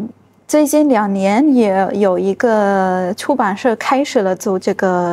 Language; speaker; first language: Chinese; non-native, fluent; Arabic